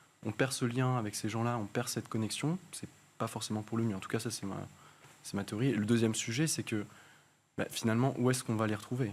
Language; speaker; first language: French; native; French